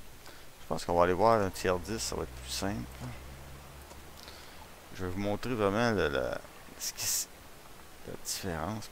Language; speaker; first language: French; native; French